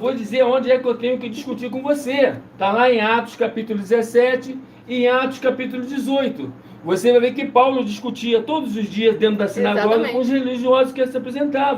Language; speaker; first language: Portuguese; native; Portuguese